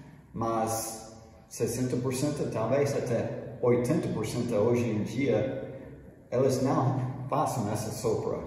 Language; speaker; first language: Portuguese; non-native, fluent; English